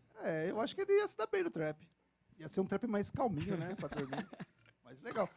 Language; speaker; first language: Portuguese; native; Portuguese